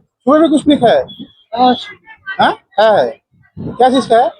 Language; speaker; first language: Hindi; non-native, local second language; Assamese